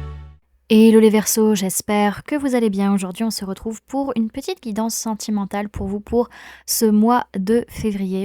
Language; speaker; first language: French; native; French